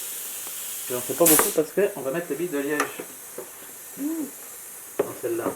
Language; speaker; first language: French; native; French